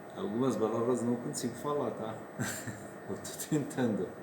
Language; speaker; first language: Portuguese; non-native, learner; Arabic